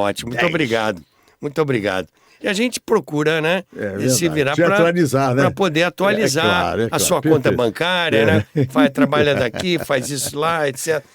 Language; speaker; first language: Portuguese; native; Portuguese